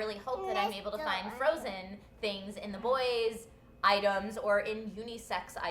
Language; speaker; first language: English; native; English